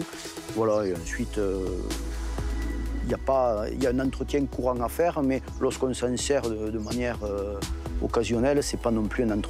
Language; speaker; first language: French; native; French